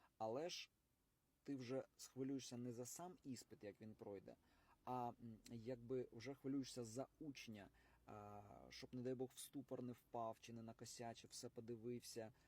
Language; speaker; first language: Ukrainian; non-native, local second language; Russian